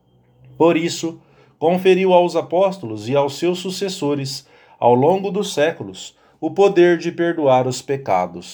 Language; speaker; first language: Portuguese; native; Portuguese